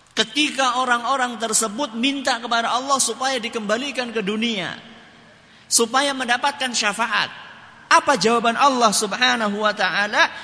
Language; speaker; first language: Indonesian; non-native, local second language; Javanese